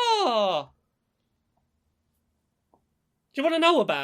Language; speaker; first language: English; native; English